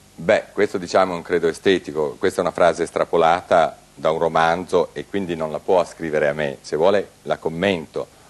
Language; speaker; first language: Italian; native; Italian